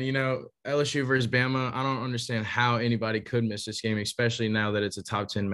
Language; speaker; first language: English; native; English